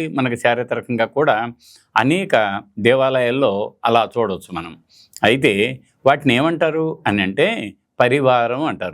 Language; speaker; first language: Telugu; native; Telugu